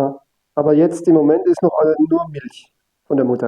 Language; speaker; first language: German; native; German